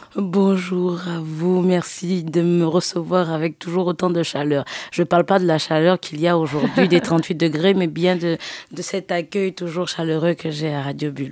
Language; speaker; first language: French; early bilingual, other home language; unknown